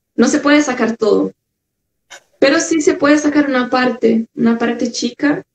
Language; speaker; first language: Spanish; non-native, fluent; Portuguese